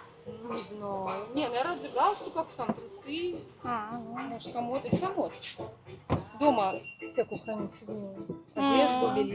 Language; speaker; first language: Russian; native; Russian